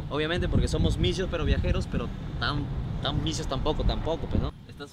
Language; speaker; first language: Spanish; native; Spanish